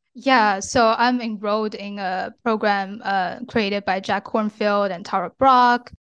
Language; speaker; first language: English; non-native, fluent; Chinese